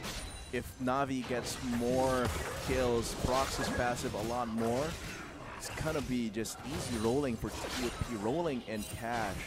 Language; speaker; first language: English; non-native, local second language; Filipino